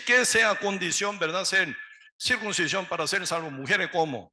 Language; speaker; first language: Spanish; non-native, learner; Korean